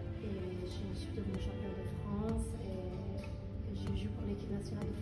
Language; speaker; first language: French; non-native, fluent; Persian